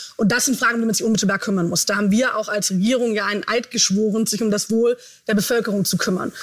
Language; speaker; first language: German; native; German